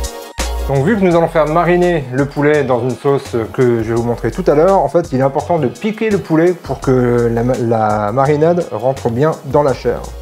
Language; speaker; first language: French; native; French